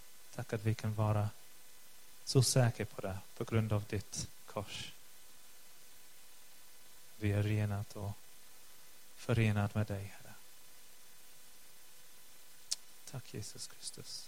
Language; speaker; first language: Swedish; non-native, fluent; English